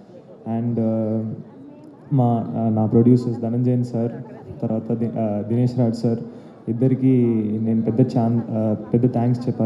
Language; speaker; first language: Telugu; non-native, learner; Tamil